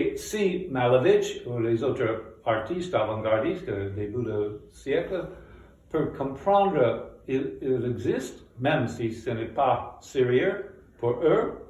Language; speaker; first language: French; non-native, fluent; English